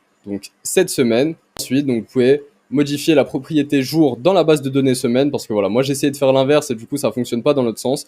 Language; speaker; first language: French; native; French